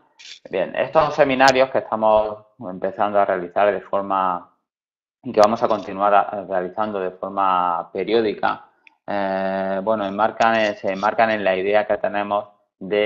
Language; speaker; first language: Spanish; native; Spanish